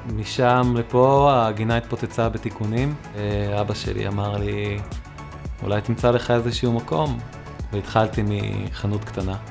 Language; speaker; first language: Hebrew; native; Hebrew